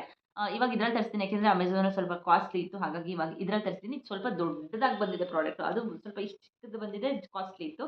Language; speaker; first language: Kannada; native; Kannada